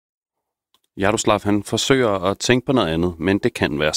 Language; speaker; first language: Danish; native; Danish